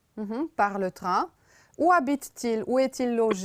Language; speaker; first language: French; non-native, fluent; Romanian